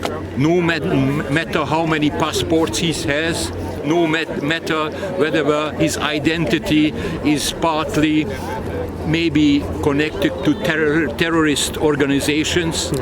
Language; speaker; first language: English; non-native, fluent; Hungarian